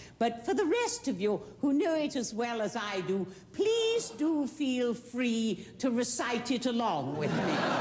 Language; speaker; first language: English; native; English